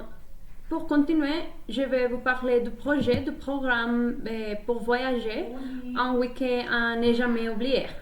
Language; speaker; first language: French; non-native, learner; Spanish